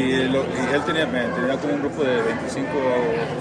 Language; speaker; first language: Spanish; early bilingual, heritage; Spanish